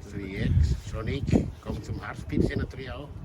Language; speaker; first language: German; non-native, learner; Indonesian